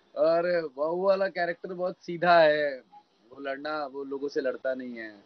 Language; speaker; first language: Hindi; native; Hindi